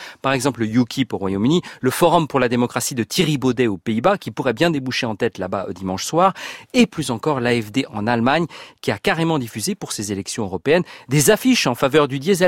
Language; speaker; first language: French; native; French